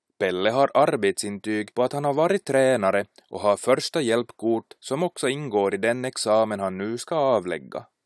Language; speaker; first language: Swedish; native; Swedish